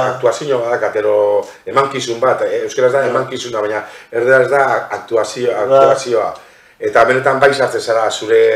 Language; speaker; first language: Basque; native; Basque